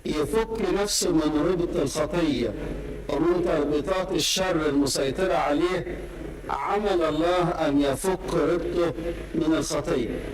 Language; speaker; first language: Arabic; native; Arabic